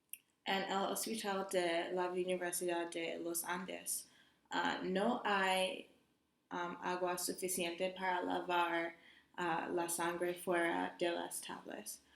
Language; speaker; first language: Spanish; non-native, learner; English